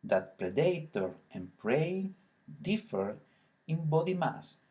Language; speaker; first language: English; non-native, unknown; Spanish